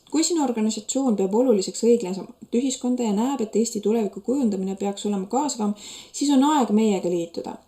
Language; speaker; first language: Estonian; native; Estonian